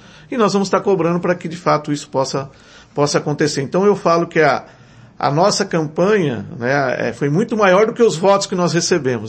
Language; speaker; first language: Portuguese; native; Portuguese